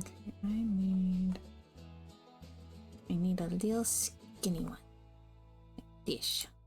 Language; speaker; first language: English; native; English